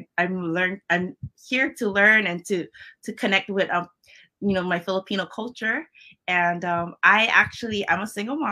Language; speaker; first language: English; early bilingual, other home language; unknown